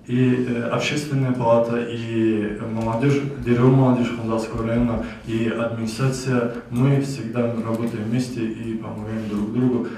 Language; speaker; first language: Russian; non-native, local second language; Avaric